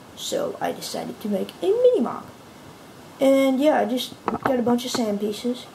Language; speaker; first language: English; native; English